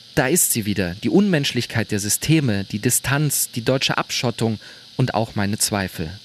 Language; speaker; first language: German; native; German